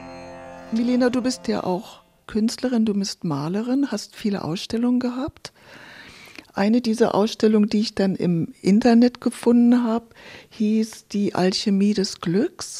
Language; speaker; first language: German; native; German